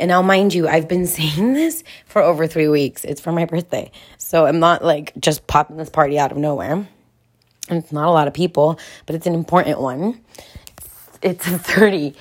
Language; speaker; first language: English; early bilingual, other home language; Spanish